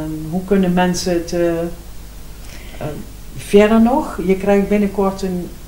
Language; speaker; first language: Dutch; native; Dutch